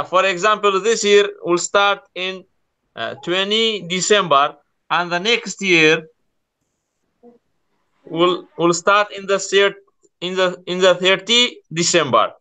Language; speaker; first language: English; non-native, learner; Kurdish